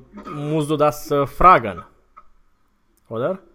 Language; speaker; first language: German; non-native, fluent; Romanian